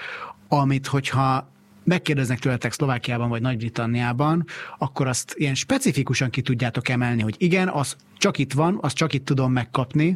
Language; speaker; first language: Hungarian; native; Hungarian